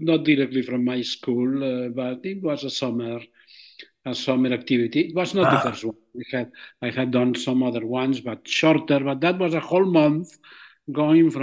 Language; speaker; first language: English; non-native, fluent; Catalan